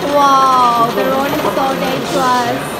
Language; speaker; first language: English; non-native, learner; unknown